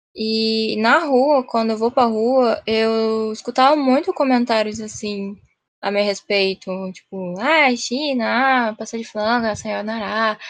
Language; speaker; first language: Portuguese; early bilingual, heritage; Japanese